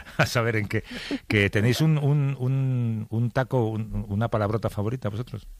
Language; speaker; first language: Spanish; native; Spanish